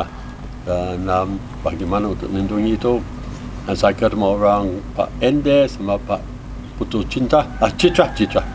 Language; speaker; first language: Indonesian; non-native, learner; English